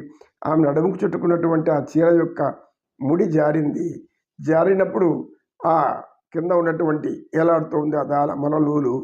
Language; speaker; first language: Telugu; native; Telugu